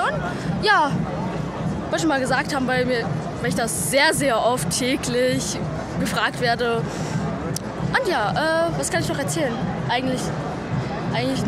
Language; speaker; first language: German; native; German